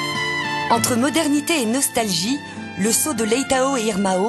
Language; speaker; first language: French; native; French